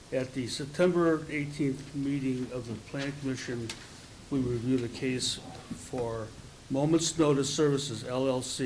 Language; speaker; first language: English; native; English